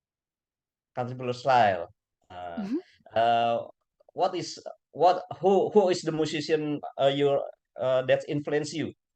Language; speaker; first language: English; non-native, learner; Indonesian